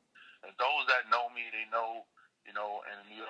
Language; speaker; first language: English; native; English